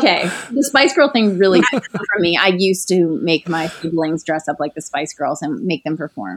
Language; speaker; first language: English; native; English